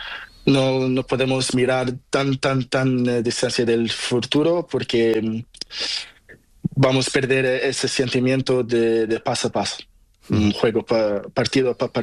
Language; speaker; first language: Spanish; non-native, learner; Portuguese